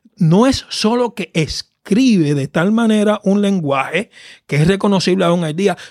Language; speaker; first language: Spanish; native; Spanish